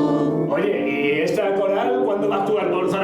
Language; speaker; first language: Spanish; native; Spanish